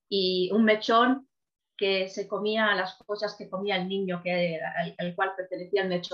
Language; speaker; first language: Spanish; non-native, fluent; Italian